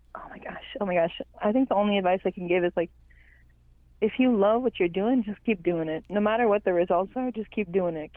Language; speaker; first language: English; non-native, fluent; Cree